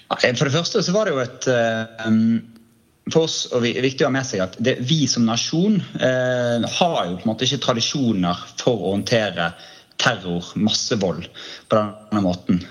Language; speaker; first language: Norwegian; native; Norwegian